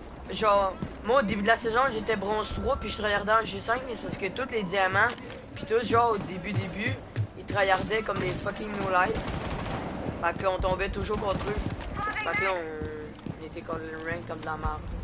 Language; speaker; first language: French; native; French